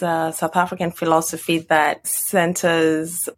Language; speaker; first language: English; non-native, local second language; Swahili